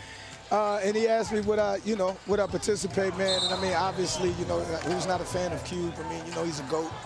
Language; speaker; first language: English; native; English